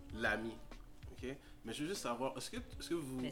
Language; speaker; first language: French; native; French